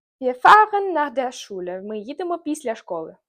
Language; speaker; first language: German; non-native, fluent; Ukrainian